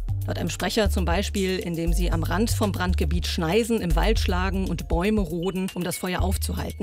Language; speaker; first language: German; native; German